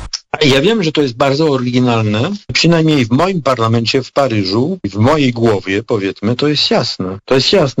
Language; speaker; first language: Polish; non-native, fluent; French